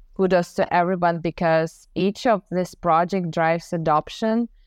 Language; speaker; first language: English; non-native, fluent; Ukrainian